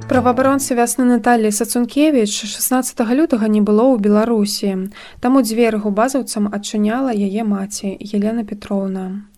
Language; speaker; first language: Belarusian; native; Belarusian